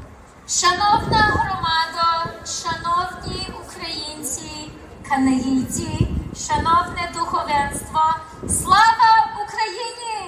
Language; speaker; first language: Ukrainian; early bilingual, heritage; Ukrainian